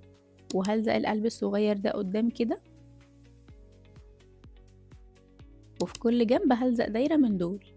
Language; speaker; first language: Arabic; native; Arabic